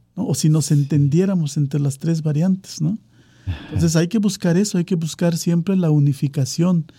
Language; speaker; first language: Spanish; native; Spanish